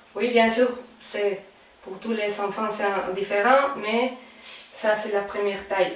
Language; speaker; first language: French; non-native, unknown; Spanish